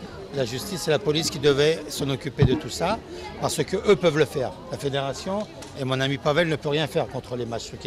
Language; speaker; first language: French; native; French